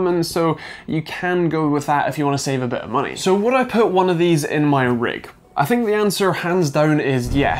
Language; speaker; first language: English; native; English